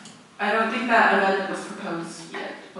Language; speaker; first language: English; native; English